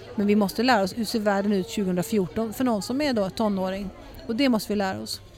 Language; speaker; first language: Swedish; early bilingual, heritage; Swedish